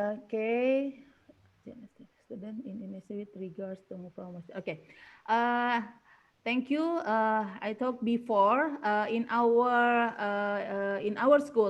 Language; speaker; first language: English; non-native, learner; Indonesian